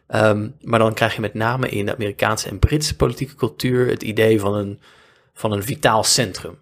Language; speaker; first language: Dutch; native; Dutch